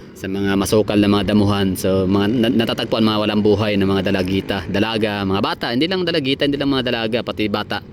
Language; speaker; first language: Filipino; non-native, local second language; Cebuano